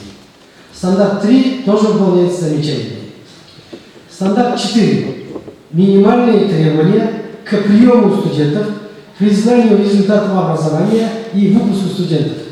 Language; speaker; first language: Russian; non-native, local second language; Kazakh